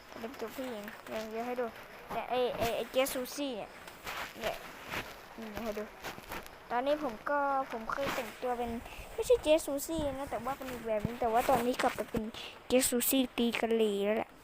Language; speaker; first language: Thai; native; Thai